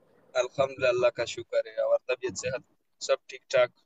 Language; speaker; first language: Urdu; non-native, local second language; Pashto